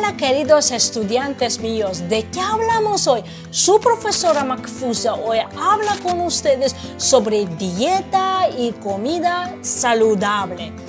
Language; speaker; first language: Spanish; non-native, fluent; Uzbek